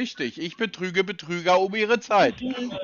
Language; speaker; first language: German; native; German